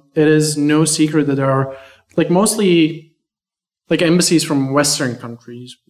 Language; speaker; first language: English; non-native, fluent; Latvian